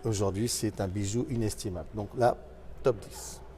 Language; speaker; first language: French; native; French